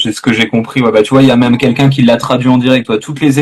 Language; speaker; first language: French; native; French